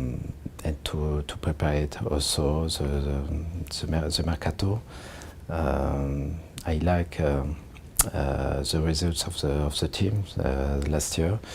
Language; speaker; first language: English; non-native, learner; French